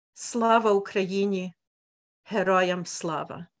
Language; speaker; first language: Ukrainian; early bilingual, heritage; Ukrainian